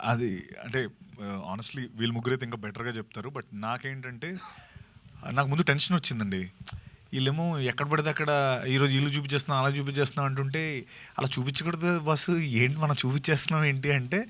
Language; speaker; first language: Telugu; native; Telugu